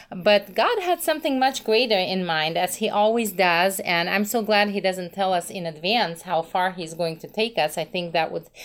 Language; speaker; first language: English; non-native, fluent; Russian